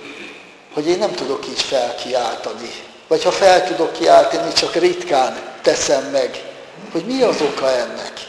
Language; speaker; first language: Hungarian; native; Hungarian